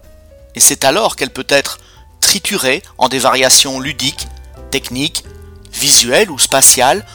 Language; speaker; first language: French; native; French